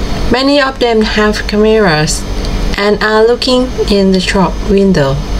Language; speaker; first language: English; non-native, fluent; Thai